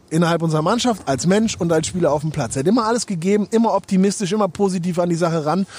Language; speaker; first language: German; native; German